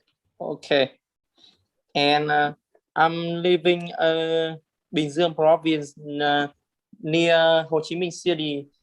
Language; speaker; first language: English; non-native, learner; Vietnamese